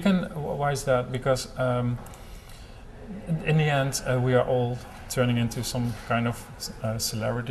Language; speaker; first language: English; non-native, fluent; Dutch